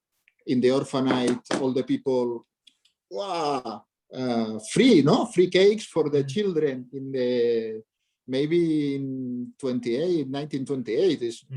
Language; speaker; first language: English; non-native, learner; Catalan